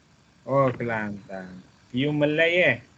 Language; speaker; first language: English; non-native, fluent; Malay